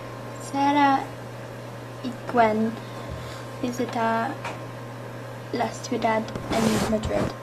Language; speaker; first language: Spanish; non-native, learner; English